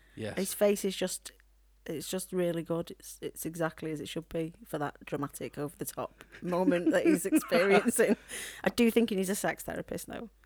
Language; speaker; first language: English; native; English